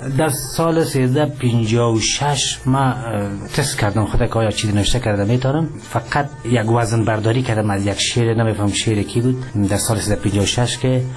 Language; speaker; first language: Persian; native; Persian